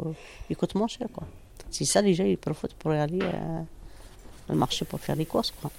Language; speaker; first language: French; non-native, learner; Arabic